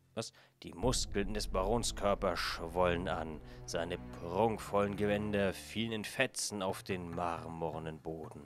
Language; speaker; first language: German; native; German